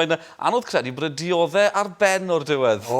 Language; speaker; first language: Welsh; native; Welsh